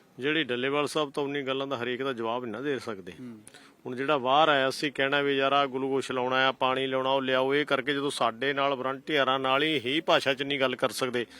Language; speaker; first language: Punjabi; native; Punjabi